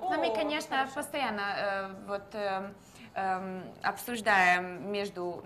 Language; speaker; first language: Russian; non-native, learner; Hungarian